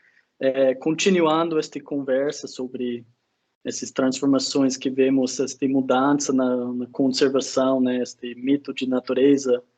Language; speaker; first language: Portuguese; non-native, fluent; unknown